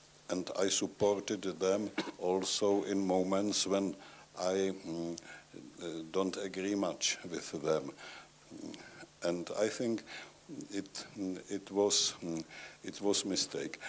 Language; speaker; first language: English; non-native, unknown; Czech